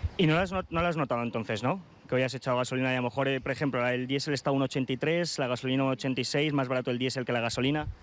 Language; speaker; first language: Spanish; native; Spanish